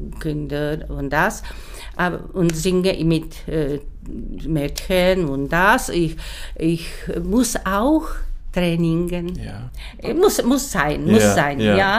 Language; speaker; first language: German; non-native, learner; Czech